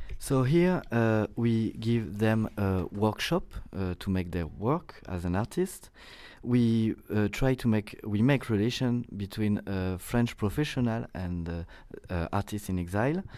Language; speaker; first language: English; non-native, fluent; French